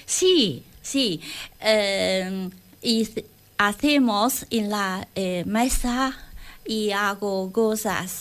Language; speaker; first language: Spanish; non-native, learner; Chinese